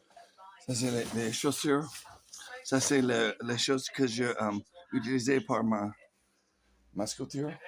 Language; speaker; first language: French; non-native, learner; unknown